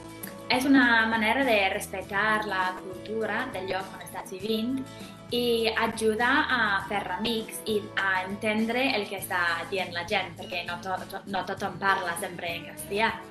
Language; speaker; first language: Catalan; non-native, fluent; English